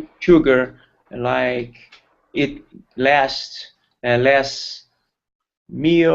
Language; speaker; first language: English; non-native, learner; Portuguese